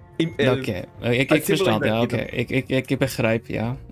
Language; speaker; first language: Dutch; non-native, learner; Swedish